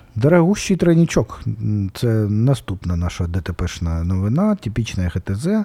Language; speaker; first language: Ukrainian; native; Ukrainian